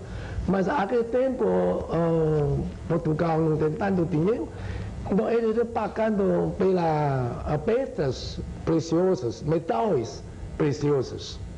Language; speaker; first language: Portuguese; non-native, learner; Chinese